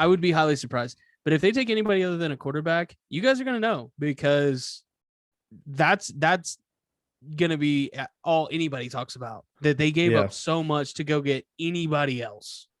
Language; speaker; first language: English; native; English